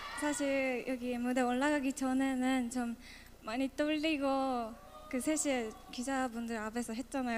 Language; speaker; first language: Korean; non-native, local second language; Japanese